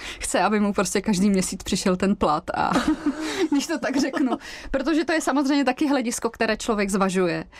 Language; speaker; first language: Czech; native; Czech